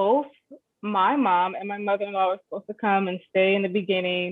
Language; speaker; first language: English; native; English